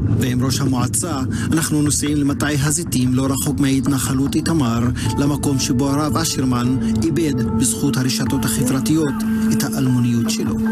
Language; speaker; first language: Hebrew; non-native, local second language; Arabic